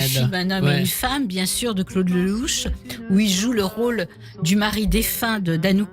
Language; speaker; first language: French; native; French